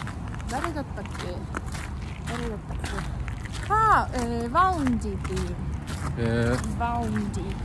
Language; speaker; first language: Japanese; non-native, fluent; Russian